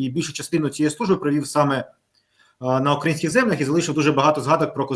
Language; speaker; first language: Ukrainian; native; Ukrainian